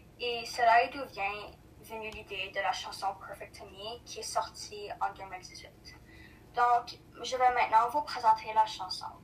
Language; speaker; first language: French; non-native, local second language; English